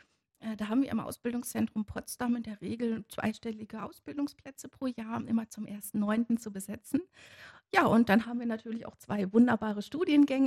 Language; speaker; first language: German; native; German